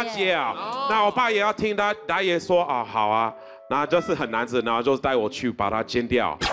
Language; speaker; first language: Chinese; non-native, fluent; English